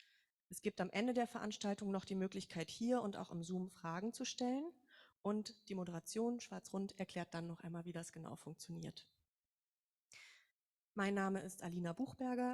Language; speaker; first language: German; native; German